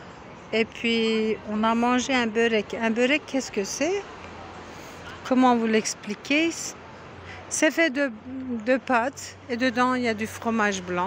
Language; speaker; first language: French; non-native, fluent; Turkish